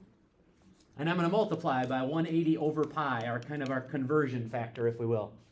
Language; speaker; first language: English; native; English